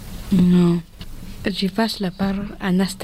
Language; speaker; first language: French; early bilingual, other home language; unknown